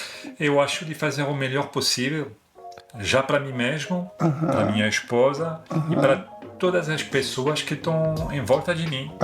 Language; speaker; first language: Portuguese; non-native, fluent; French